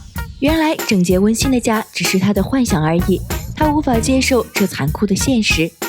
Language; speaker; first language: Chinese; native; Chinese